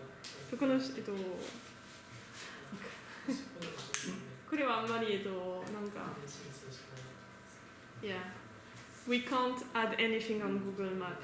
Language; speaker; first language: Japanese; non-native, learner; French